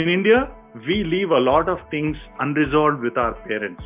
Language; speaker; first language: English; non-native, local second language; Telugu